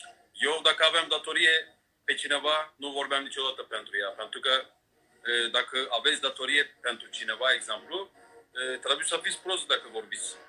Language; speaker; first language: Romanian; non-native, fluent; Turkish